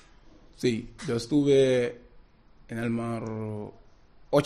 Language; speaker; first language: Spanish; non-native, learner; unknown